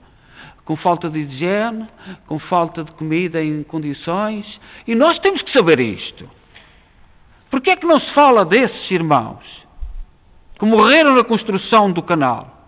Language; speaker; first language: Portuguese; native; Portuguese